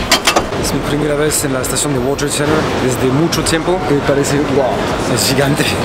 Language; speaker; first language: Spanish; non-native, learner; French